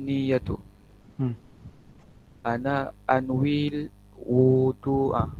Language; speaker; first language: Arabic; non-native, learner; Malay